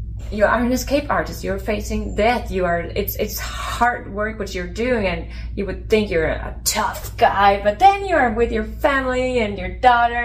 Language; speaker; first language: English; non-native, fluent; German